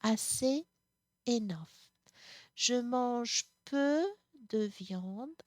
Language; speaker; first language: French; non-native, fluent; English